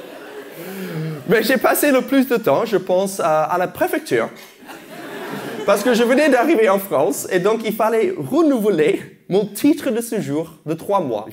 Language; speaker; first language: French; non-native, fluent; English